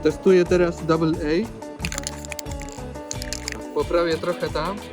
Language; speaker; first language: Polish; non-native, learner; Spanish